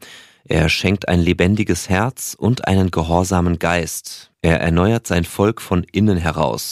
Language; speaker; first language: German; native; German